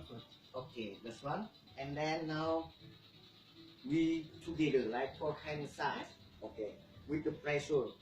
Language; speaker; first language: English; non-native, learner; Indonesian